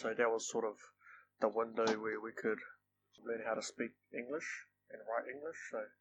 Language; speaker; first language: English; non-native, local second language; Māori